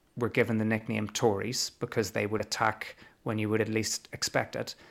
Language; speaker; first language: English; native; English